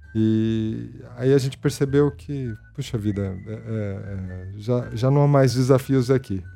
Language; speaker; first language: Portuguese; native; Portuguese